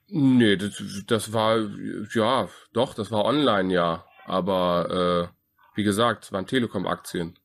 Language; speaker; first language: German; native; German